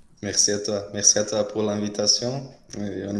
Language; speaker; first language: French; non-native, fluent; Portuguese